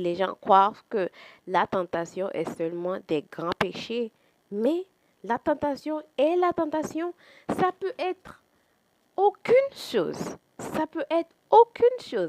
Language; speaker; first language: French; non-native, fluent; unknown